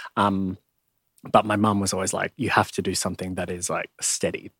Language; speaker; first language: English; native; English